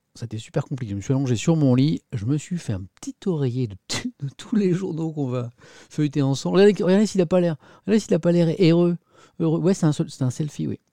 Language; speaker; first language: French; native; French